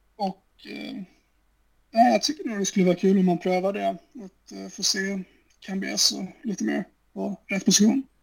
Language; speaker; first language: Swedish; native; Swedish